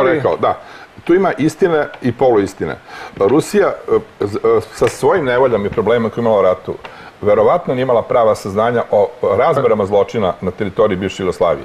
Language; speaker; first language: Croatian; native; Croatian